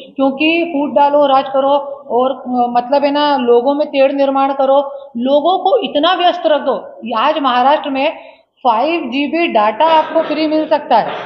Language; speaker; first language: Hindi; non-native, local second language; Marathi